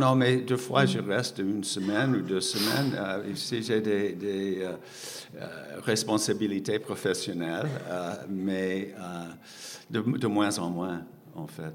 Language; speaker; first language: French; non-native, fluent; English